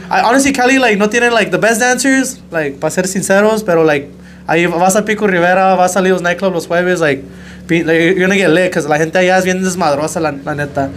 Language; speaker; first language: Spanish; early bilingual, heritage; Spanish